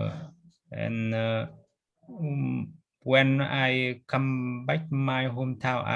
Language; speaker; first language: English; non-native, learner; Vietnamese